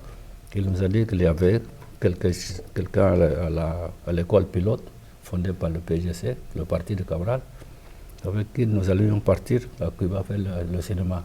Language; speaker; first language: French; non-native, fluent; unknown